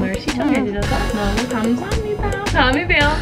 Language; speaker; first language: Korean; non-native, fluent; English